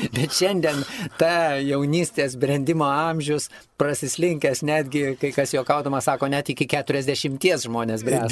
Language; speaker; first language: Lithuanian; non-native, fluent; Italian